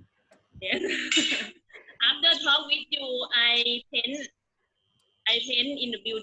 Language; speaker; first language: English; non-native, learner; Thai